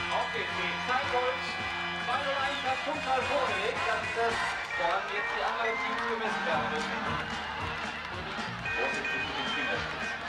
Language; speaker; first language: German; native; German